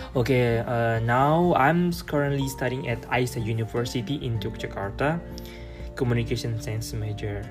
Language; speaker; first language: English; non-native, learner; Indonesian